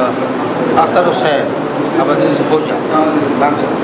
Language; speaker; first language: German; non-native, learner; Urdu